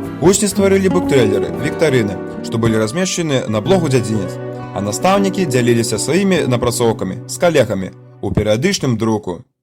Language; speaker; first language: Belarusian; native; Belarusian